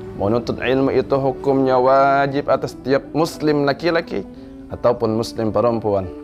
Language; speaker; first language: Malay; non-native, local second language; Banjar